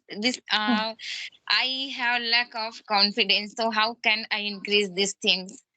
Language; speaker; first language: English; non-native, learner; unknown